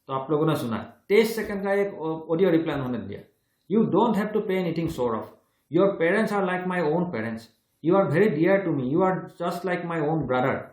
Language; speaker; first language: Hindi; non-native, local second language; Assamese